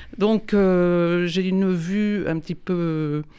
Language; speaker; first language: French; native; French